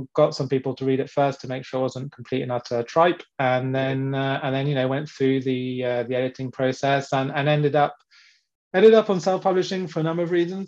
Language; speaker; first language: English; native; English